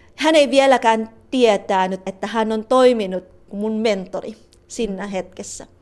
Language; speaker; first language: Finnish; non-native, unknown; Filipino